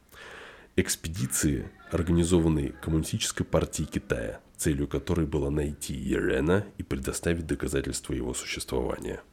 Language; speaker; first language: Russian; native; Russian